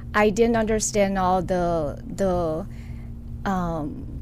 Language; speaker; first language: English; early bilingual, other home language; Chinese